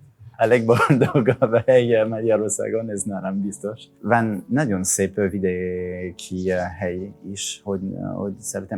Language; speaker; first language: Hungarian; non-native, learner; French